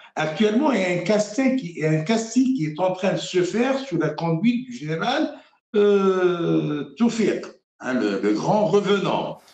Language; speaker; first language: French; non-native, local second language; Arabic